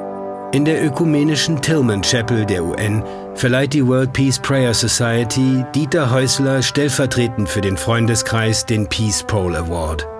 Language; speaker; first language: German; native; German